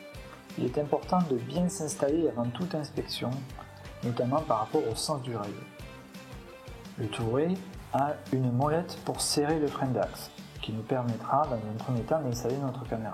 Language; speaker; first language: French; native; French